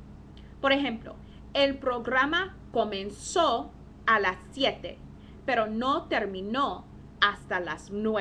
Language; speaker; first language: Spanish; non-native, fluent; English